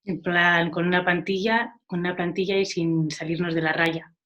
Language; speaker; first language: Spanish; non-native, local second language; Catalan